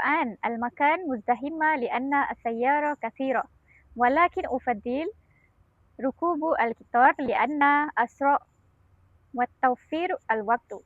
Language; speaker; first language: Arabic; non-native, learner; Malay